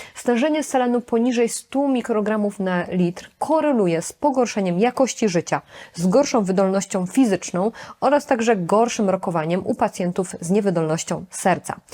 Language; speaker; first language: Polish; native; Polish